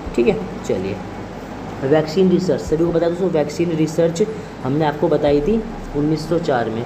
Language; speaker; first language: Hindi; native; Hindi